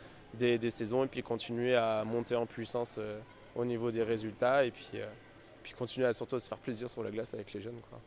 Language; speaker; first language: French; native; French